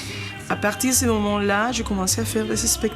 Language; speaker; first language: French; non-native, fluent; Spanish